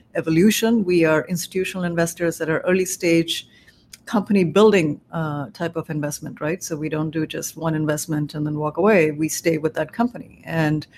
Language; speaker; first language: English; non-native, local second language; Bangla